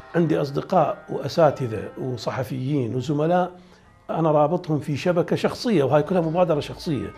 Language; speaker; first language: Arabic; native; Arabic